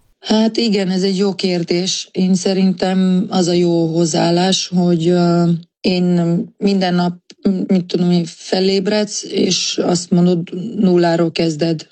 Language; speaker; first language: Hungarian; native; Hungarian